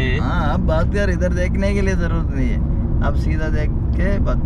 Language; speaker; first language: Hindi; non-native, local second language; Malayalam